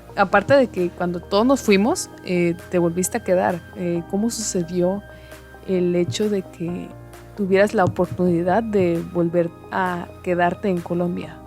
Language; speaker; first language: Spanish; native; Spanish